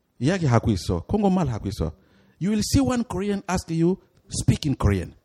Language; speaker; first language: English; non-native, fluent; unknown